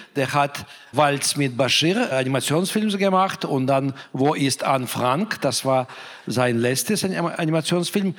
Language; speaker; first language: German; non-native, fluent; Russian